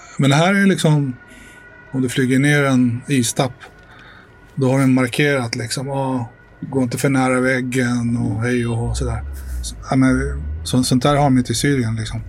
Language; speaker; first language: Swedish; early bilingual, other home language; Arabic